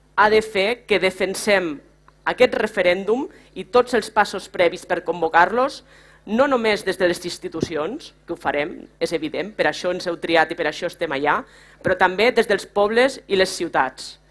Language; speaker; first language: Catalan; native; Catalan